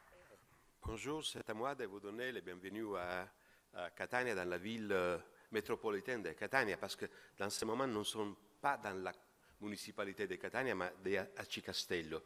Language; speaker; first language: French; non-native, fluent; Italian